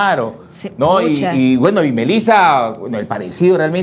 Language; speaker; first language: Spanish; native; Spanish